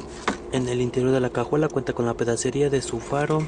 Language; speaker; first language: Spanish; native; Spanish